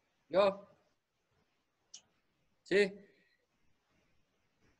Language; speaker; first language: Spanish; non-native, learner; Portuguese